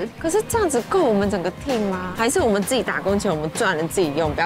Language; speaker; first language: Chinese; native; Chinese